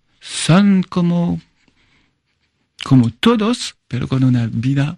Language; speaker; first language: Spanish; non-native, fluent; French